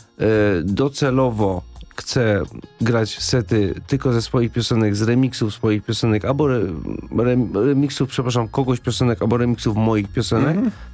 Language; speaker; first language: Polish; native; Polish